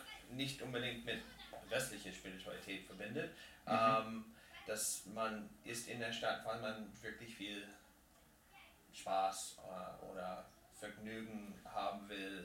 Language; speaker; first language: German; non-native, fluent; English